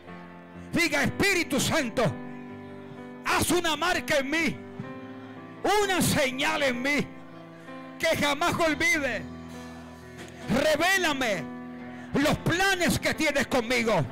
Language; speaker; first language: Spanish; native; Spanish